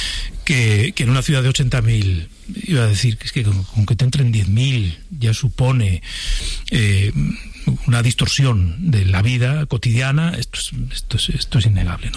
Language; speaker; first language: Spanish; native; Spanish